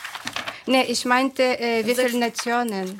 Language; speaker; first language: German; non-native, fluent; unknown